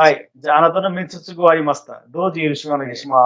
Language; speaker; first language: Japanese; non-native, fluent; Bangla